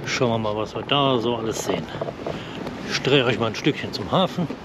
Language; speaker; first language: German; native; German